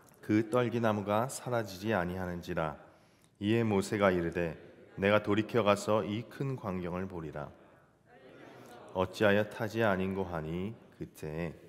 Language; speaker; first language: Korean; native; Korean